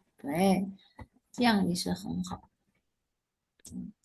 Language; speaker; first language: Chinese; non-native, fluent; Indonesian